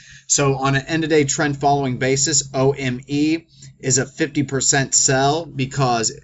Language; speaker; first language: English; native; English